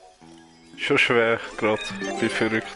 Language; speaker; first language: German; native; German